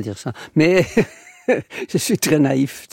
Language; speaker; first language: French; non-native, fluent; Dutch